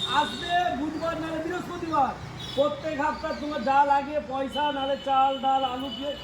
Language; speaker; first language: Bangla; native; Bangla